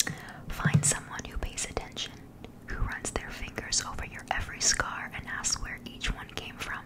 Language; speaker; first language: English; native; English